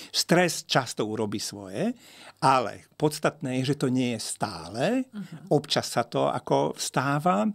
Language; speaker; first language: Slovak; non-native, local second language; Hungarian